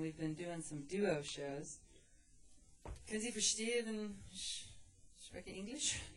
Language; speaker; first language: German; non-native, learner; English